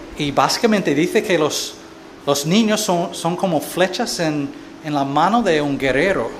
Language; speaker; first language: Spanish; non-native, fluent; English